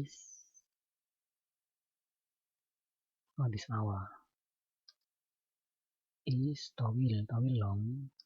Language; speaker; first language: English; non-native, fluent; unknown